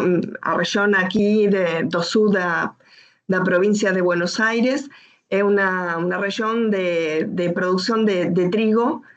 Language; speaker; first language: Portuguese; non-native, learner; Spanish